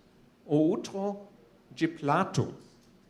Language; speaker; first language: Portuguese; non-native, fluent; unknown